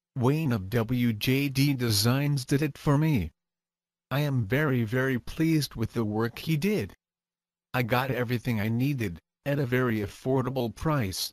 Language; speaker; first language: English; native; English